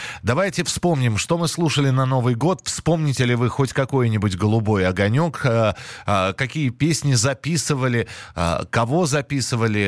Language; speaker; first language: Russian; native; Russian